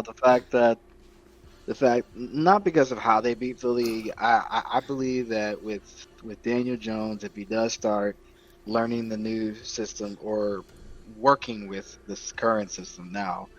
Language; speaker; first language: English; native; English